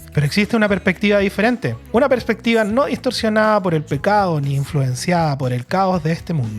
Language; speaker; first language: Spanish; native; Spanish